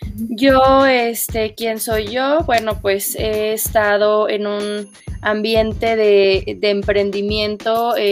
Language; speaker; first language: Spanish; native; Spanish